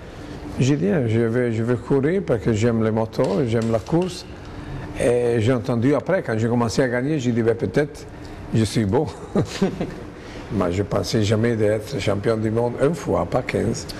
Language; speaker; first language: French; non-native, fluent; Italian